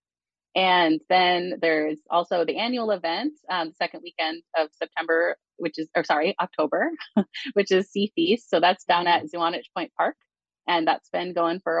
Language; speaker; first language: English; native; English